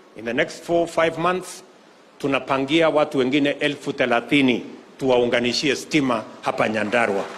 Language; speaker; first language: Swahili; non-native, local second language; Kalenjin